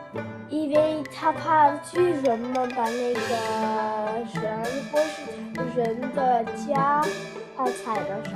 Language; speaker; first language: Chinese; early bilingual, heritage; Chinese